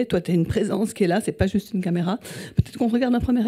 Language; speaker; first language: French; native; French